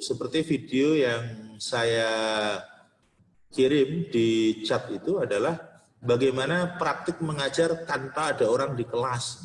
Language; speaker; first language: Indonesian; non-native, local second language; Javanese